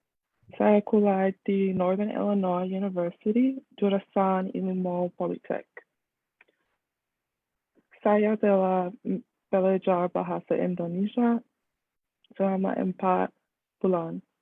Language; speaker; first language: Indonesian; non-native, learner; English